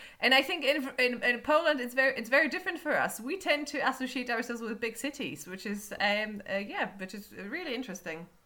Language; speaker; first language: English; non-native, fluent; Polish